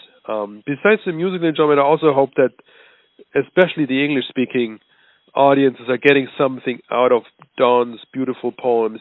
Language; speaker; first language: English; non-native, fluent; German